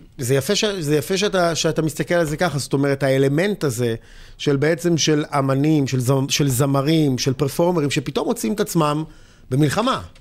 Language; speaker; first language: Hebrew; native; Hebrew